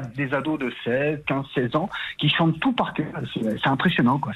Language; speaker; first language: French; native; French